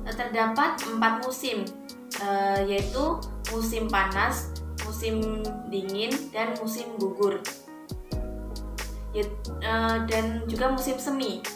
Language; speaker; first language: Indonesian; native; Indonesian